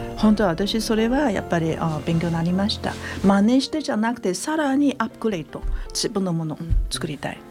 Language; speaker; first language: Japanese; non-native, fluent; Chinese